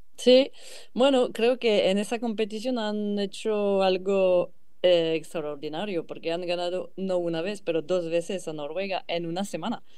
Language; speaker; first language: Spanish; non-native, fluent; French